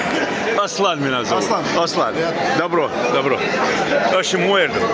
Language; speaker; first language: Russian; non-native, local second language; Chechen